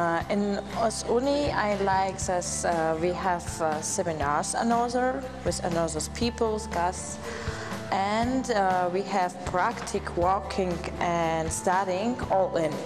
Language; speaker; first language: English; non-native, learner; German